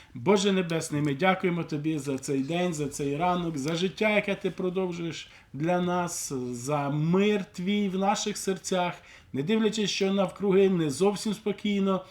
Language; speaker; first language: Ukrainian; native; Ukrainian